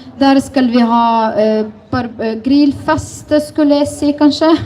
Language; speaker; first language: Norwegian; non-native, fluent; Ukrainian